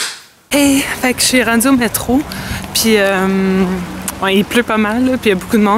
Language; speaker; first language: French; native; French